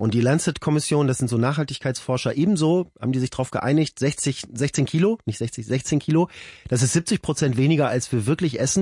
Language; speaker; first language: German; native; German